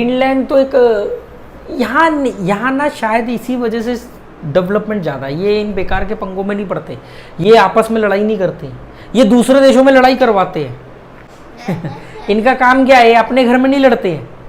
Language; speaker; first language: Hindi; native; Hindi